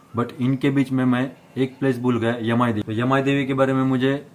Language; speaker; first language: Hindi; non-native, local second language; Marathi